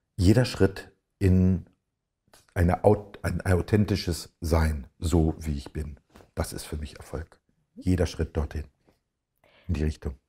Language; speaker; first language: German; native; German